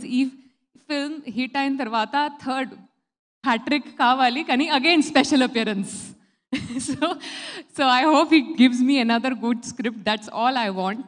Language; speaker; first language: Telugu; non-native, learner; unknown